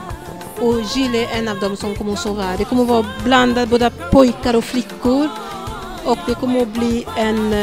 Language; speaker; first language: Swedish; non-native, fluent; Lingala